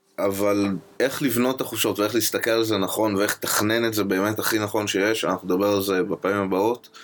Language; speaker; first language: Hebrew; native; Hebrew